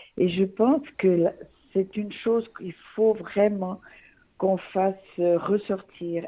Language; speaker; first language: French; native; French